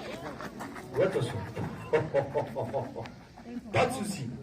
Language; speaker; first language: French; native; French